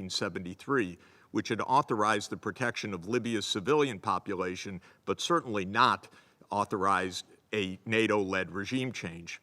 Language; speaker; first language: English; native; English